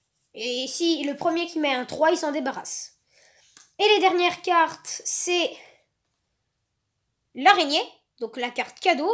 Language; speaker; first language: French; native; French